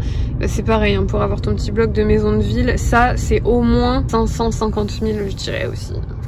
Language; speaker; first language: French; native; French